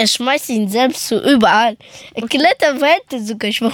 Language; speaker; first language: German; early bilingual, other home language; Persian